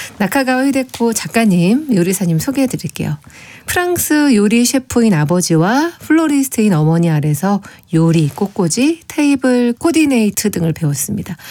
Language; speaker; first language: Korean; native; Korean